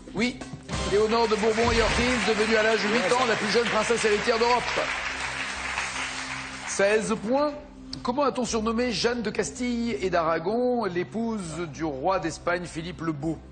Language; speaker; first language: French; native; French